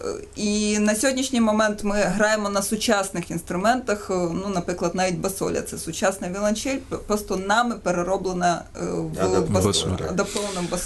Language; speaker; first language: Ukrainian; native; Ukrainian